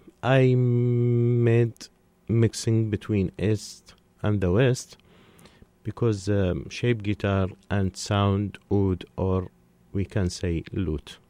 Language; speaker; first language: English; non-native, learner; Arabic